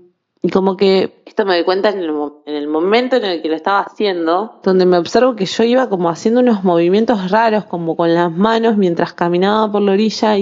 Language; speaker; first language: Spanish; native; Spanish